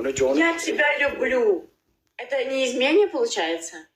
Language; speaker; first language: Russian; non-native, learner; Uzbek